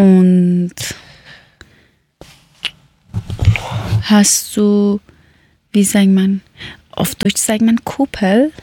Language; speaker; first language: German; early bilingual, other home language; Persian